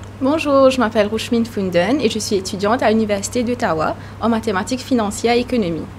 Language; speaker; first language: French; non-native, local second language; Morisyen